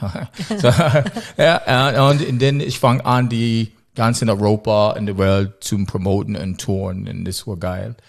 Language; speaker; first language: German; non-native, learner; English